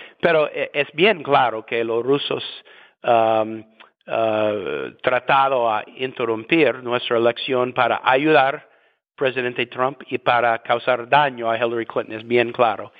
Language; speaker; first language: Spanish; non-native, fluent; English